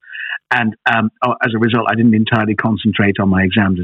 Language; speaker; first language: English; native; English